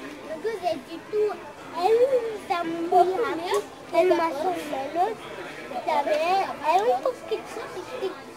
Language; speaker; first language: Spanish; early bilingual, heritage; Spanish